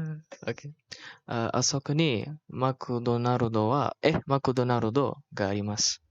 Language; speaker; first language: Japanese; non-native, learner; English